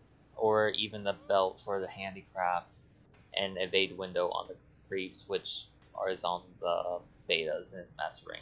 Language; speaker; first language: English; native; English